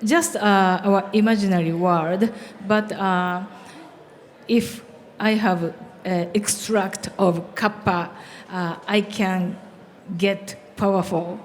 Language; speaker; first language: English; non-native, learner; Japanese